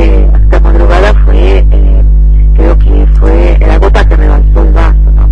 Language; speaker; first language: Spanish; early bilingual, other home language; Arabic